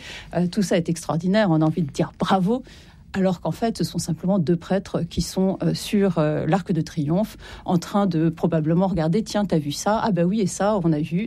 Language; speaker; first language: French; native; French